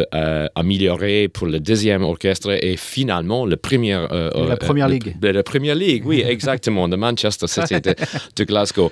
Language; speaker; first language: French; non-native, learner; English